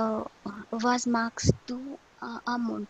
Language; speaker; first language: German; non-native, learner; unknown